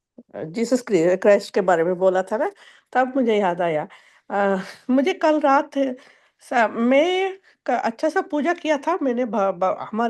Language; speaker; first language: Hindi; non-native, local second language; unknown